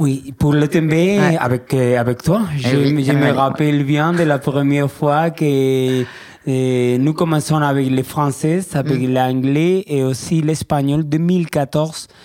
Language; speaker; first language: French; non-native, learner; Spanish